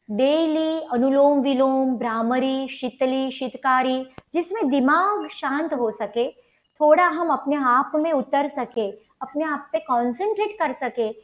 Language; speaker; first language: Hindi; non-native, local second language; Gujarati